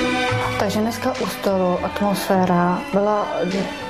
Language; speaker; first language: Czech; non-native, learner; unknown